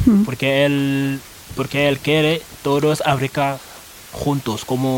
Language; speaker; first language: Spanish; non-native, learner; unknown